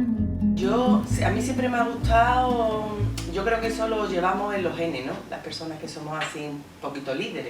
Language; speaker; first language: Spanish; native; Spanish